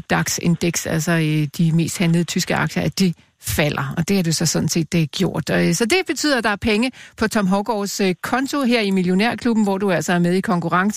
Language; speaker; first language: Danish; native; Danish